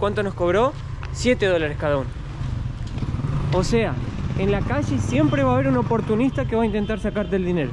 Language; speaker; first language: Spanish; native; Spanish